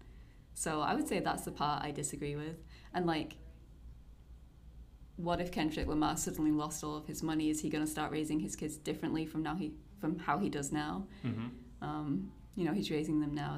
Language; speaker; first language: English; native; English